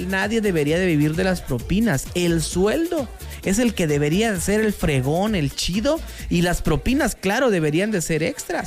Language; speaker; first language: Spanish; native; Spanish